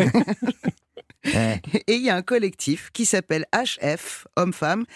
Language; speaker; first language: French; non-native, fluent; Persian